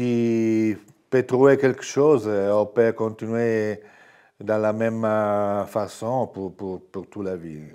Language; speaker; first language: French; non-native, fluent; Italian